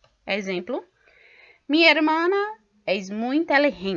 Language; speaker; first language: Spanish; non-native, local second language; Portuguese